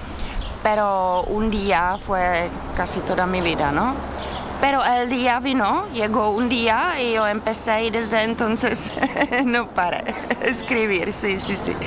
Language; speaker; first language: Spanish; non-native, learner; Czech